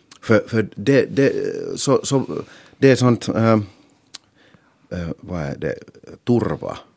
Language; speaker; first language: Swedish; non-native, local second language; Finnish